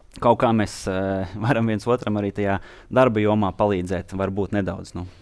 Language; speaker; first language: Latvian; native; Latvian